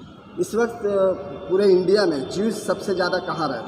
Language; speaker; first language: Hindi; native; Hindi